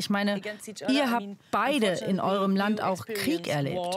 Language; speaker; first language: German; native; German